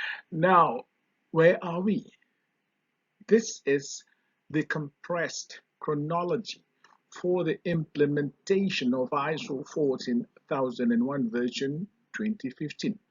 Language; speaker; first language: English; non-native, local second language; Malay